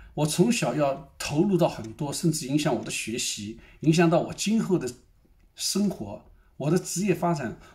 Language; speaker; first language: Chinese; native; Chinese